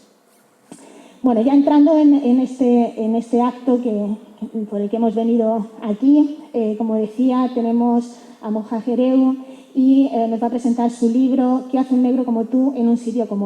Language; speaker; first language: Spanish; native; Spanish